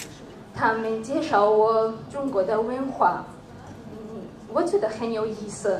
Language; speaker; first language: Chinese; non-native, learner; Georgian